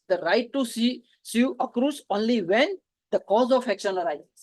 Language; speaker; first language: English; non-native, local second language; Gujarati